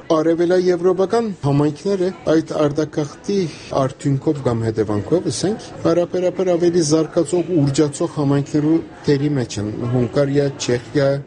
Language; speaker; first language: Armenian; native; Armenian